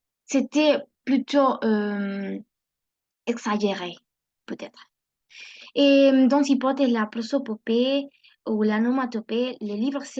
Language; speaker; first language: French; non-native, learner; Spanish